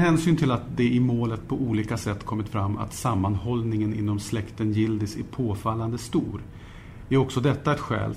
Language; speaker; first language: Swedish; native; Swedish